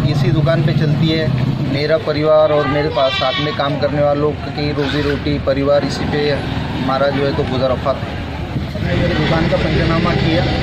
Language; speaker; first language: Hindi; non-native, local second language; Urdu